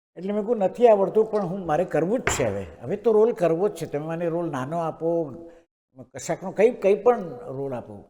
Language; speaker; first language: Gujarati; non-native, local second language; Marathi